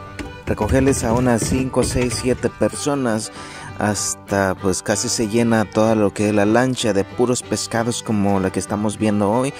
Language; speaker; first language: Spanish; native; Spanish